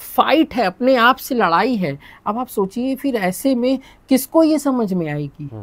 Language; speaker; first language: Hindi; native; Hindi